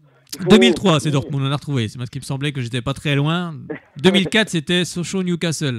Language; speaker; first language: French; native; French